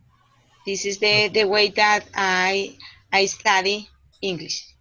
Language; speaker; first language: English; non-native, learner; Spanish